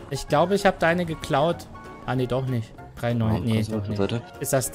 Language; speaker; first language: German; native; German